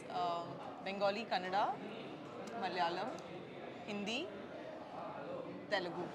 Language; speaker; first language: Telugu; non-native, local second language; Bangla